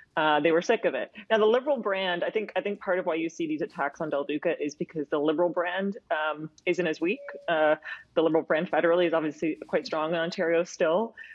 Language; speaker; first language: English; native; English